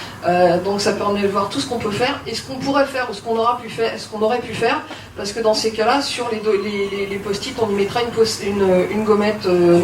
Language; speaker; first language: French; native; French